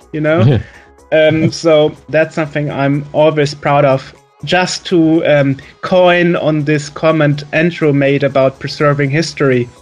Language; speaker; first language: English; non-native, fluent; German